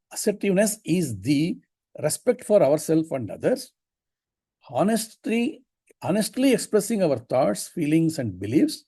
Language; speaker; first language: English; non-native, local second language; Kannada